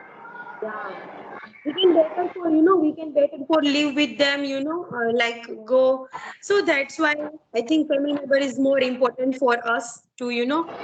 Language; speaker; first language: English; non-native, learner; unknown